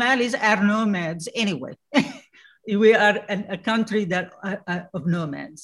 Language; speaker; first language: English; non-native, fluent; Somali